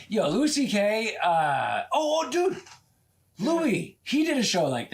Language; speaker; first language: English; native; English